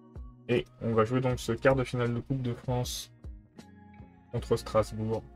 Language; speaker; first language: French; native; French